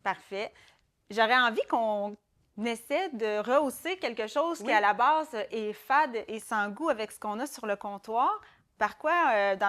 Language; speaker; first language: French; native; French